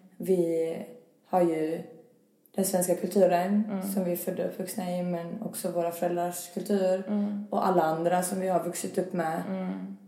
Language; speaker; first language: Swedish; early bilingual, other home language; Albanian